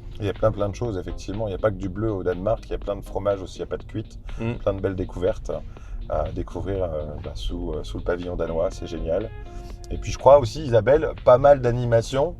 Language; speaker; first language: French; native; French